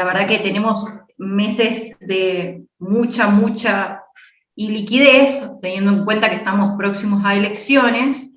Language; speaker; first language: Spanish; native; Spanish